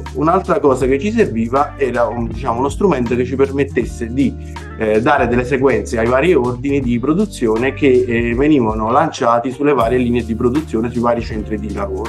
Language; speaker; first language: Italian; native; Italian